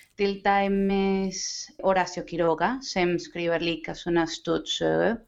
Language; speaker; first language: Icelandic; non-native, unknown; Spanish